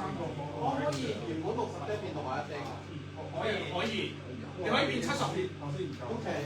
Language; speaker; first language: Cantonese; native; Cantonese